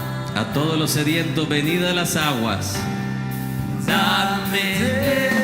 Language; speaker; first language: Spanish; native; Spanish